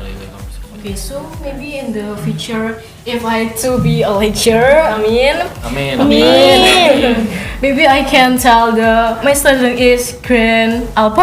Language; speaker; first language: English; non-native, learner; Indonesian